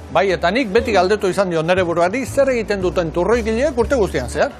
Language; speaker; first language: Basque; native; Basque